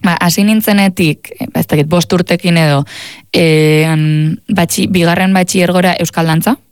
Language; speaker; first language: Basque; native; Basque